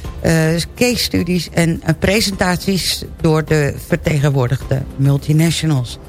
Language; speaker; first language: Dutch; native; Dutch